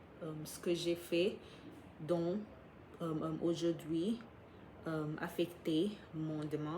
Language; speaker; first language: French; non-native, fluent; English